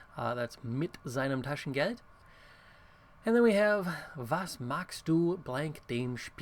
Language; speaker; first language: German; non-native, fluent; English